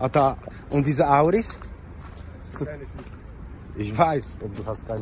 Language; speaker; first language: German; non-native, learner; Polish